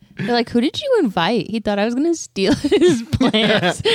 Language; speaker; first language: English; native; English